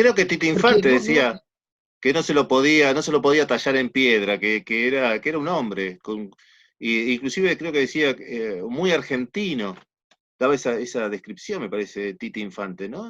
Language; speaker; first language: Spanish; native; Spanish